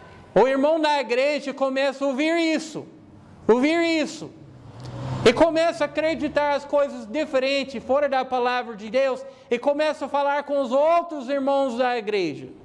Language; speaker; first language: Portuguese; non-native, fluent; English